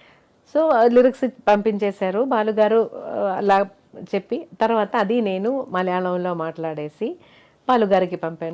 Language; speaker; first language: Telugu; non-native, local second language; Malayalam